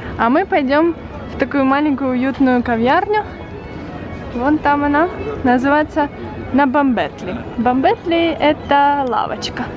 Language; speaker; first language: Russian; native; Russian